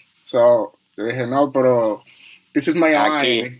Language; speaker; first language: English; non-native, learner; Spanish